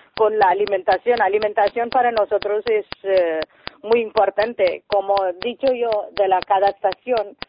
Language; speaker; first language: Spanish; non-native, learner; Tamil